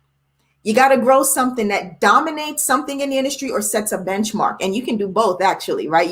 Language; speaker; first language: English; native; English